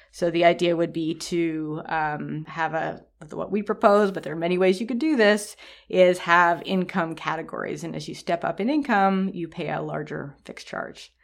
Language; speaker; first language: English; native; English